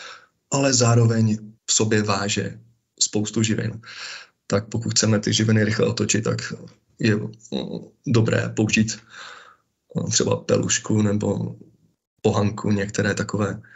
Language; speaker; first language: Czech; native; Czech